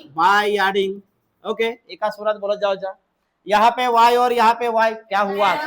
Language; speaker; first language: Hindi; non-native, local second language; Marathi